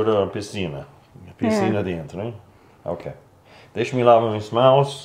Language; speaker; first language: Portuguese; non-native, learner; English